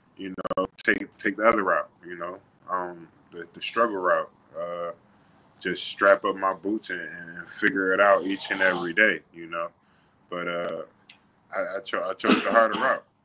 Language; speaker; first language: English; native; English